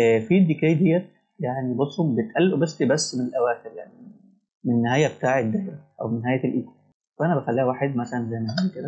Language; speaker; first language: Arabic; native; Arabic